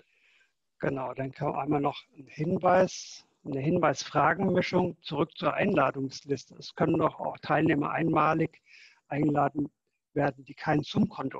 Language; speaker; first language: German; native; German